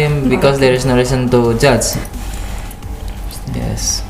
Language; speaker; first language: English; non-native, learner; Indonesian